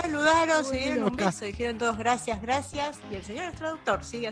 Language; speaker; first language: Spanish; native; Spanish